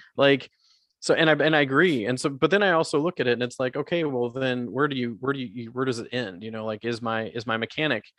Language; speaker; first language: English; native; English